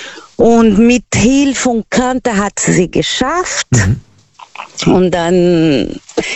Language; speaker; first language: German; non-native, learner; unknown